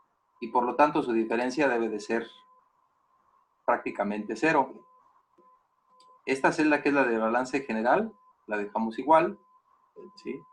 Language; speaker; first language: Spanish; native; Spanish